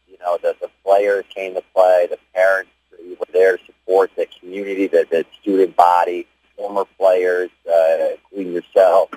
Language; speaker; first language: English; native; English